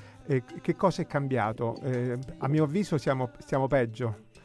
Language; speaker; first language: Italian; native; Italian